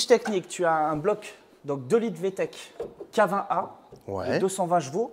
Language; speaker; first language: French; native; French